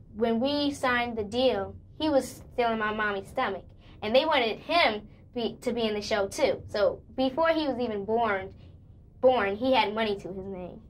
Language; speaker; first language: English; native; English